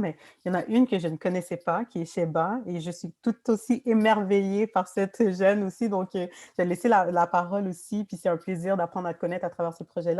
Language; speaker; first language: French; native; French